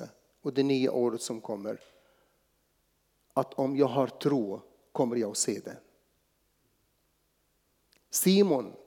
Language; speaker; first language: Swedish; non-native, fluent; Arabic